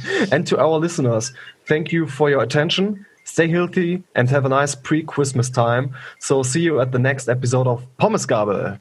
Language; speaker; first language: English; non-native, fluent; German